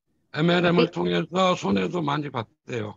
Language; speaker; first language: Korean; native; Korean